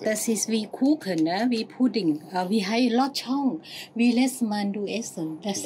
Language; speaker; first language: German; non-native, learner; Thai